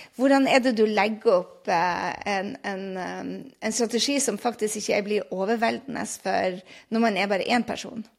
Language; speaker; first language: Norwegian; native; Norwegian